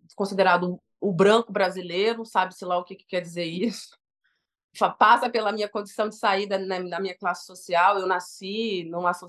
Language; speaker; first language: Portuguese; native; Portuguese